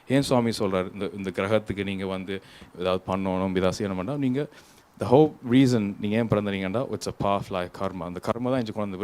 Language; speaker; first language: Tamil; early bilingual, heritage; Tamil